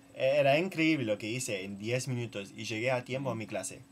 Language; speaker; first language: Spanish; non-native, learner; English